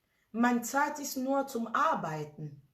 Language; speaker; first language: German; non-native, learner; French